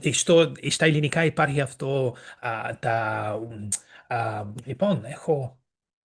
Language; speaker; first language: Greek; non-native, fluent; Portuguese